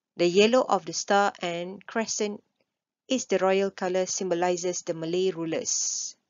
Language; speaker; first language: English; non-native, local second language; Malay